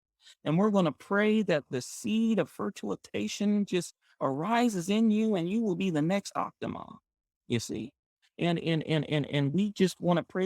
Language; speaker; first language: English; native; English